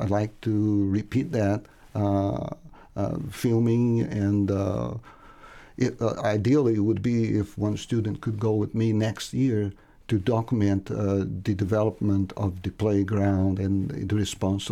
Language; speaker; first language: English; non-native, fluent; Portuguese